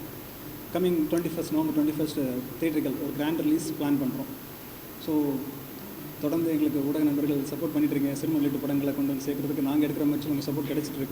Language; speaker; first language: Tamil; native; Tamil